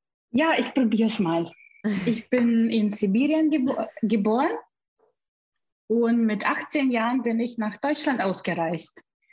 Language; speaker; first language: German; non-native, fluent; Russian